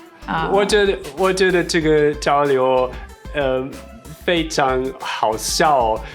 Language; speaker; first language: Chinese; non-native, fluent; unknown